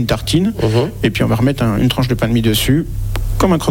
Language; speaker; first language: French; native; French